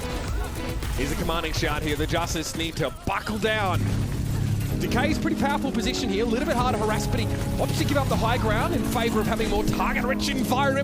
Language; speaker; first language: English; native; English